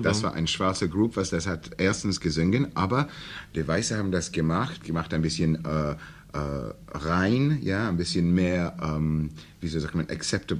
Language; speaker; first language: German; non-native, learner; English